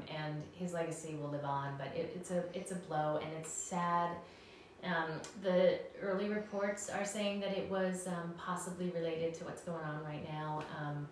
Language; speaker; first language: English; native; English